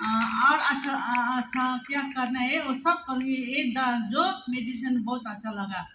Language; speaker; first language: Hindi; non-native, local second language; Bangla